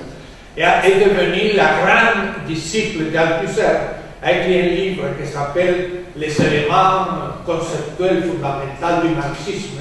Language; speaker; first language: French; non-native, fluent; Spanish